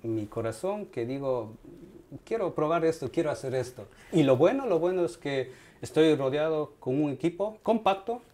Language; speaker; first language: Spanish; native; Spanish